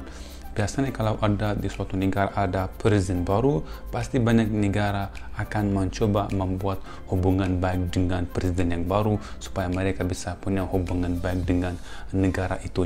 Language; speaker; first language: Indonesian; non-native, fluent; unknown